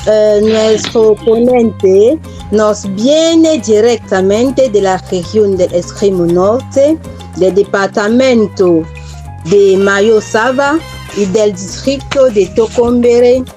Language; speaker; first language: Spanish; non-native, fluent; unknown